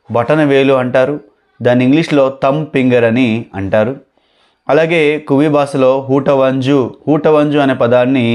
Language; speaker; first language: Telugu; non-native, local second language; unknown